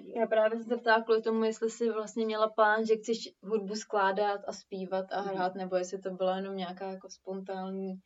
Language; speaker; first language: Czech; native; Czech